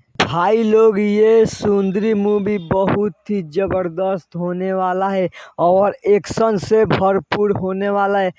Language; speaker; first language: Hindi; non-native, local second language; Bhojpuri